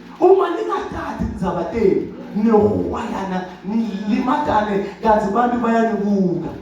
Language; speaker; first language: Zulu; non-native, local second language; Swati